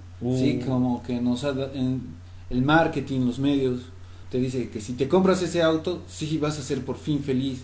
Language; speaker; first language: Spanish; native; Spanish